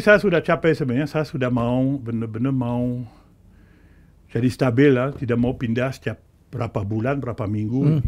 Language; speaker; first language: Indonesian; non-native, fluent; French